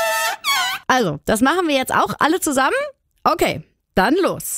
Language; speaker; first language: German; native; German